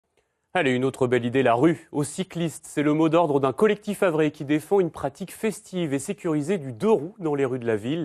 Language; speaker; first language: French; native; French